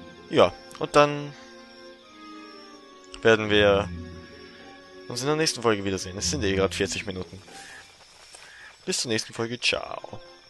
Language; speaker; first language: German; native; German